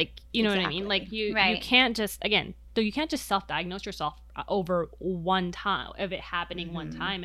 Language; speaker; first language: English; non-native, local second language; Filipino